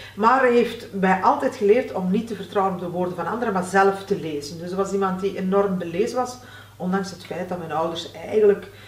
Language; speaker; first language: Dutch; non-native, local second language; Turkish